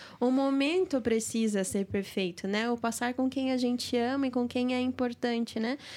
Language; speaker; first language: Portuguese; native; Portuguese